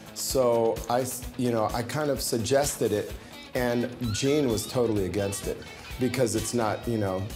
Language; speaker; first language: English; native; English